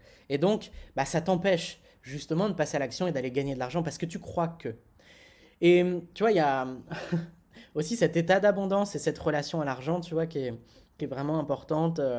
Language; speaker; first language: French; native; French